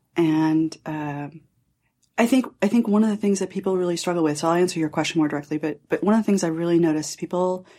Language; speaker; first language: English; early bilingual, other home language; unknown